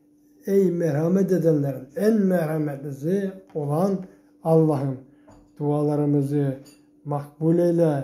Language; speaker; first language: Turkish; native; Turkish